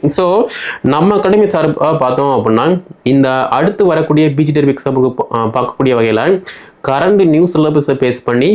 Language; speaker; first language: Tamil; native; Tamil